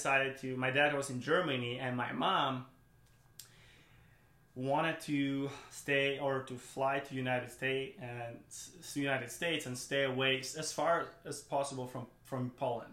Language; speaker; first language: English; non-native, fluent; German